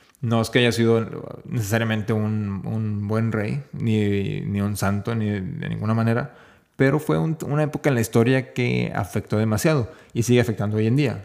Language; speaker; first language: Spanish; native; Spanish